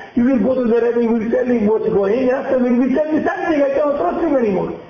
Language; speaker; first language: English; non-native, learner; Hebrew